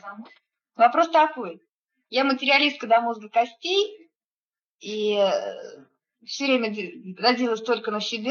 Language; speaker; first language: Russian; native; Russian